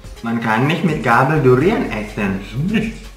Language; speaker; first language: German; non-native, learner; Indonesian